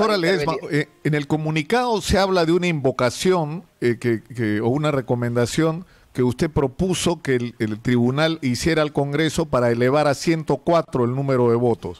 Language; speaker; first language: Spanish; native; Spanish